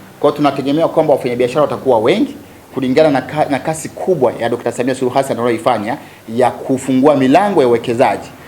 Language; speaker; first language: Swahili; native; Swahili